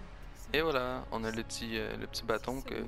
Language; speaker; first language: French; native; French